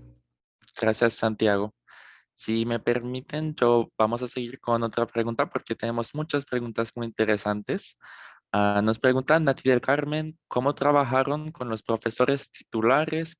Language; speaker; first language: Spanish; non-native, fluent; French